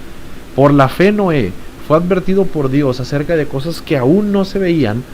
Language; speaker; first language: Spanish; native; Spanish